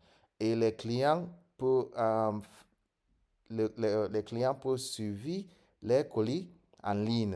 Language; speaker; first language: French; non-native, fluent; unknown